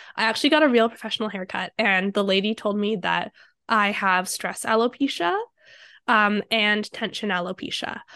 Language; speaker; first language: English; native; English